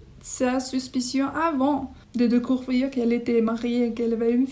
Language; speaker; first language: French; non-native, learner; English